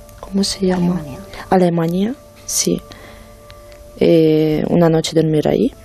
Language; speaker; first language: Spanish; non-native, learner; Ukrainian